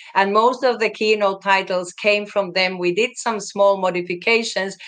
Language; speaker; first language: English; non-native, fluent; Finnish